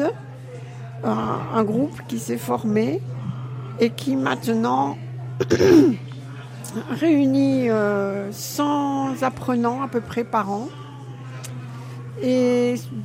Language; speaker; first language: French; native; French